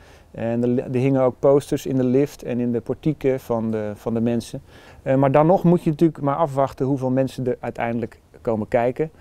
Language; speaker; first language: Dutch; native; Dutch